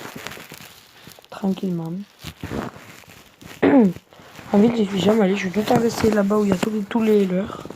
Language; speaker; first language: French; native; French